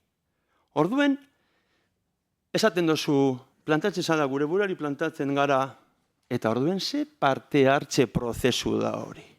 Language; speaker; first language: Basque; native; Basque